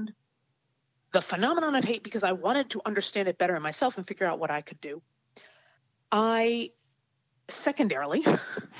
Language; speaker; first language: English; native; English